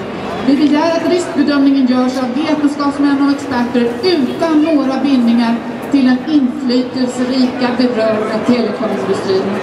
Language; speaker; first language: Swedish; native; Swedish